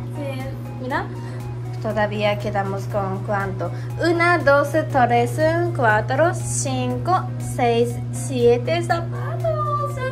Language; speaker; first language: Spanish; non-native, learner; Japanese